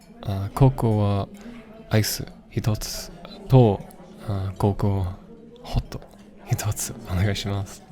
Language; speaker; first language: Japanese; non-native, learner; English